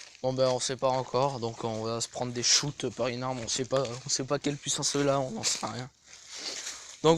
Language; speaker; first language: French; native; French